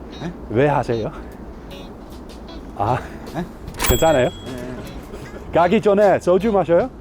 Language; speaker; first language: Korean; non-native, learner; Dutch